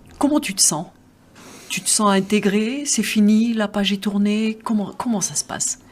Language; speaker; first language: French; native; French